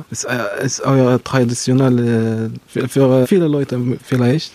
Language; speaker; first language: German; non-native, learner; Arabic